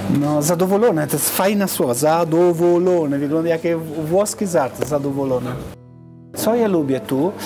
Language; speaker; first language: Polish; non-native, learner; Italian